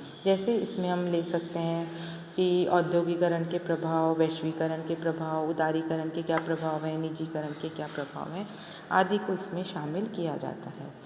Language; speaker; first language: Hindi; native; Hindi